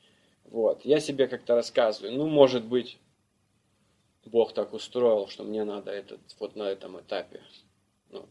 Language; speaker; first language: Russian; native; Russian